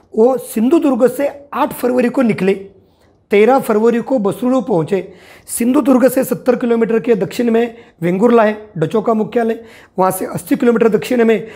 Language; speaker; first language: Hindi; non-native, local second language; Marathi